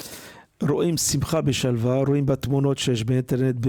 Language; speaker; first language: Hebrew; non-native, learner; French